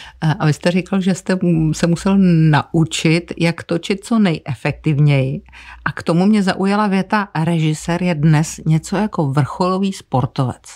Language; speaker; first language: Czech; native; Czech